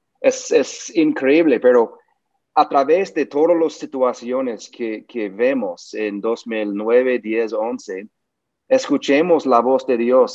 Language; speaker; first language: Spanish; non-native, learner; English